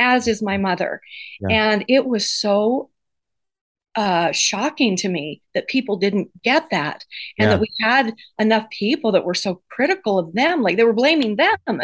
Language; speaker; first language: English; native; English